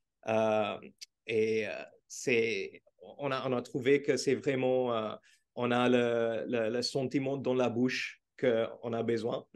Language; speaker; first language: French; non-native, fluent; Portuguese